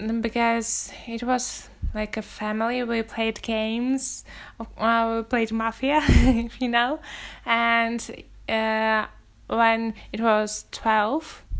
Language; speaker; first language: English; non-native, fluent; Russian